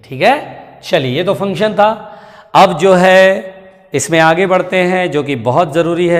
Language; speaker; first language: Hindi; native; Hindi